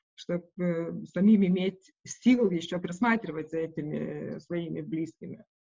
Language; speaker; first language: Russian; non-native, local second language; Lithuanian